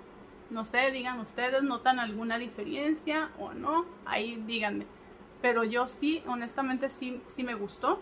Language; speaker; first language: Spanish; native; Spanish